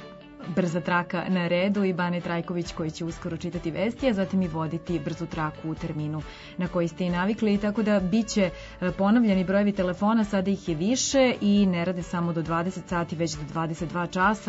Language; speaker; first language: Serbian; native; Serbian